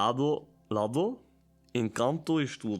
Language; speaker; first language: Portuguese; non-native, learner; German